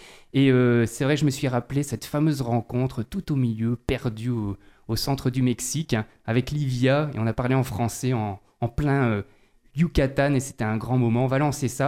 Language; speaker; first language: French; native; French